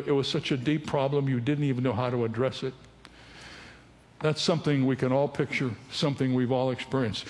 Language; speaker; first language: English; native; English